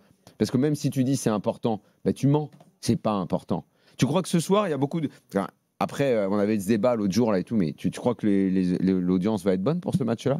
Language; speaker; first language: French; native; French